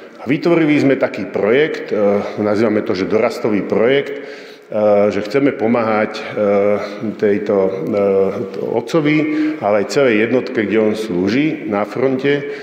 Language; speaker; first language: Slovak; native; Slovak